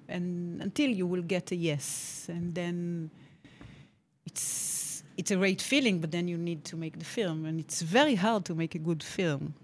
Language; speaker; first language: English; non-native, fluent; Hebrew